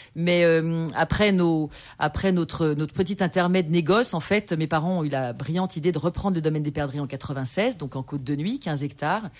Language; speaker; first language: French; native; French